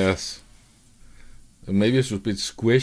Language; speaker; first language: English; non-native, fluent; Danish